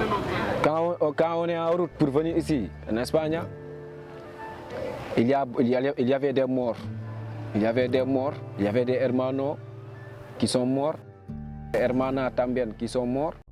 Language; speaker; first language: French; non-native, local second language; Wolof